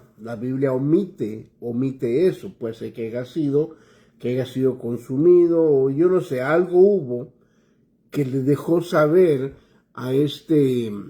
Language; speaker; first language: Spanish; native; Spanish